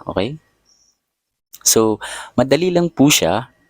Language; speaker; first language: Filipino; native; Filipino